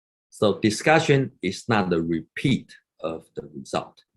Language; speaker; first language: English; non-native, fluent; Chinese